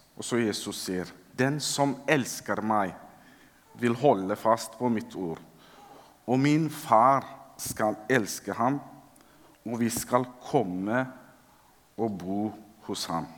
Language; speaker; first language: Norwegian; non-native, fluent; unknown